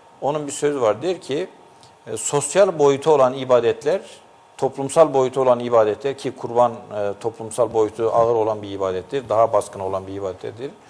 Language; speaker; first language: Turkish; native; Turkish